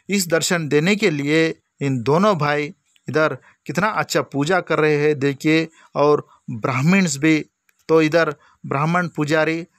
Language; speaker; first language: Hindi; non-native, local second language; Lambadi